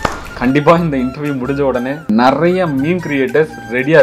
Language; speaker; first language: Tamil; native; Tamil